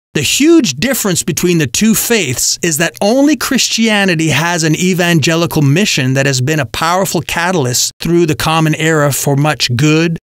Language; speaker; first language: English; native; English